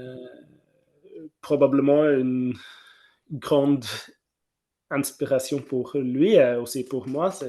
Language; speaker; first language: French; non-native, fluent; Norwegian